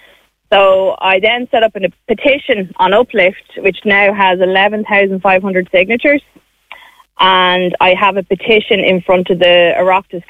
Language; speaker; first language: English; native; English